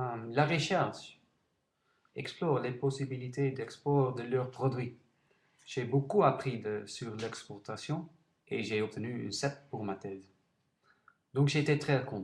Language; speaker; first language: French; non-native, learner; Dutch